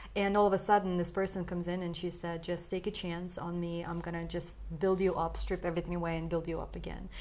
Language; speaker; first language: English; early bilingual, other home language; Russian